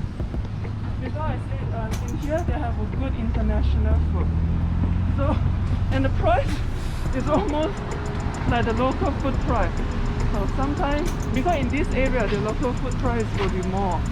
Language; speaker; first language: English; non-native, fluent; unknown